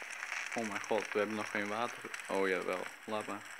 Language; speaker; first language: Dutch; native; Dutch